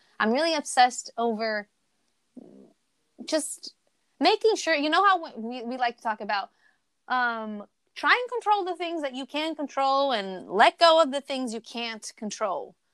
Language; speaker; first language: English; non-native, fluent; Portuguese